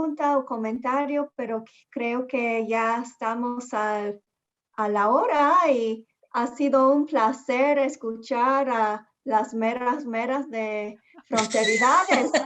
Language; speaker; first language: Spanish; early bilingual, heritage; Spanish